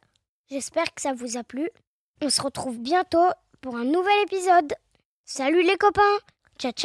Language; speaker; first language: French; native; French